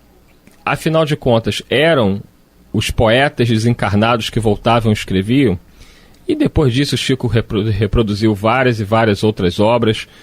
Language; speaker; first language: Portuguese; native; Portuguese